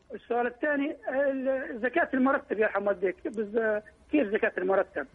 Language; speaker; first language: Arabic; native; Arabic